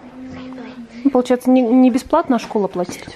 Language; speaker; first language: Russian; native; Russian